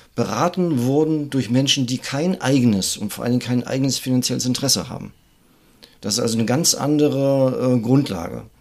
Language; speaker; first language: German; native; German